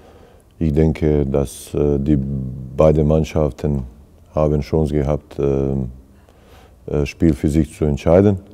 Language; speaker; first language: German; non-native, fluent; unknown